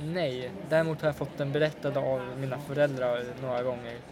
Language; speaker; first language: Swedish; early bilingual, other home language; Russian